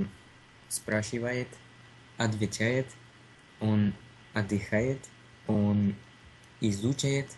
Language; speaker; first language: Russian; non-native, learner; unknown